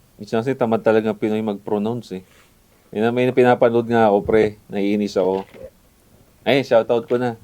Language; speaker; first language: Filipino; native; Filipino